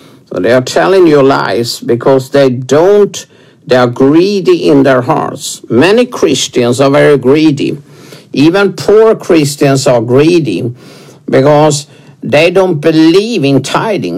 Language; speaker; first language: English; non-native, fluent; Swedish